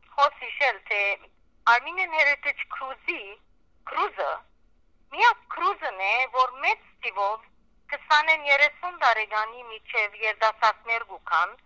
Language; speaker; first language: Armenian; early bilingual, heritage; Armenian